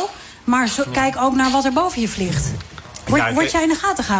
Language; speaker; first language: Dutch; native; Dutch